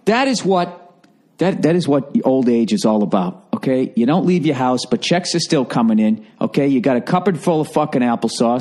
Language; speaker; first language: English; native; English